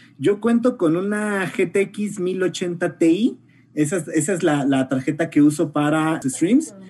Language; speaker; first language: Spanish; native; Spanish